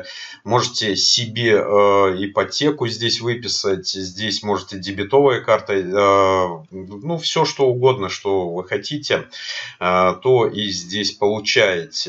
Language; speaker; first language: Russian; native; Russian